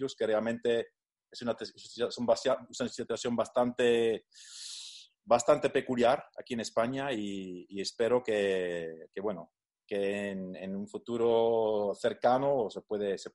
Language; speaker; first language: Spanish; non-native, fluent; Dutch